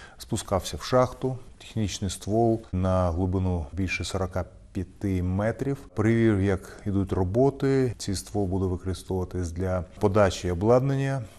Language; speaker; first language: Ukrainian; non-native, local second language; Russian